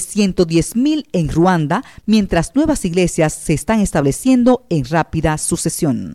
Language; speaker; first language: Spanish; native; Spanish